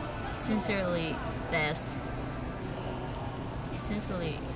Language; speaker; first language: English; non-native, fluent; Chinese